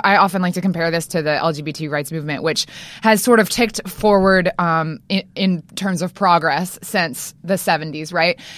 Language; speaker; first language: English; native; English